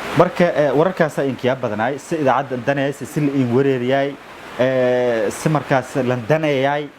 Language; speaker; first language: Somali; non-native, local second language; Maay